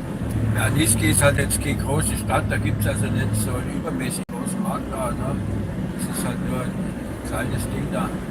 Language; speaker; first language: German; native; German